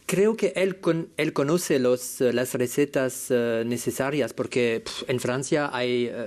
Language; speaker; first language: Spanish; non-native, fluent; French